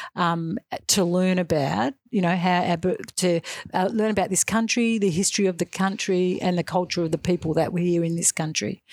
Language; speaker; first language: English; native; English